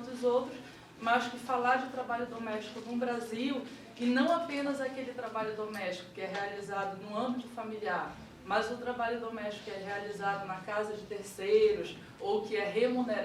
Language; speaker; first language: Portuguese; native; Portuguese